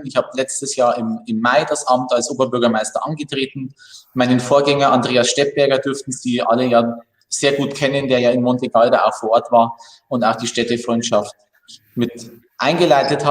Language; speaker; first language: German; native; German